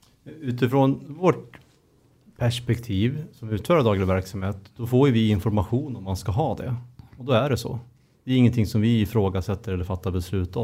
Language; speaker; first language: Swedish; native; Swedish